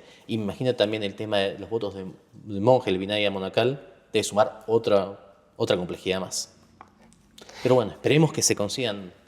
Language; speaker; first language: Spanish; native; Spanish